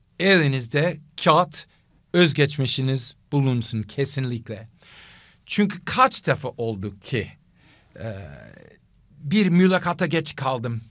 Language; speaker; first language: Turkish; non-native, fluent; English